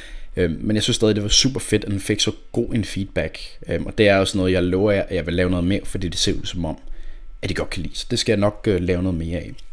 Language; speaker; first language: Danish; native; Danish